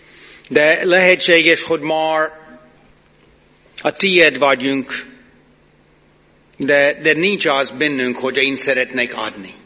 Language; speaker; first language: Hungarian; non-native, fluent; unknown